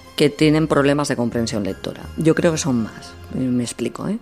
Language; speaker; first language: Spanish; native; Spanish